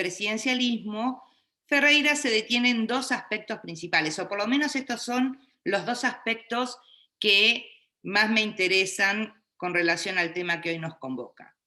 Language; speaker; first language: Spanish; native; Spanish